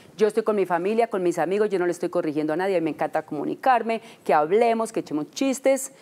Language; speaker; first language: Spanish; native; Spanish